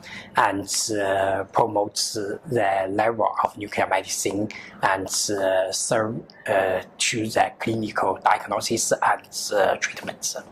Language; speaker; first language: English; non-native, learner; Chinese